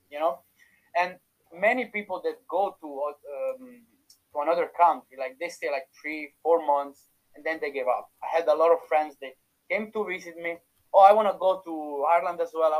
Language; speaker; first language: English; non-native, fluent; Italian